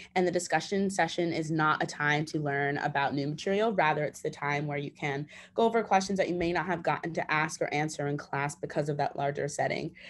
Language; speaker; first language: English; native; English